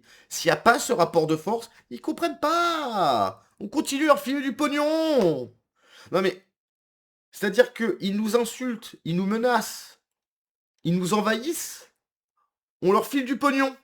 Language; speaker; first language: French; native; French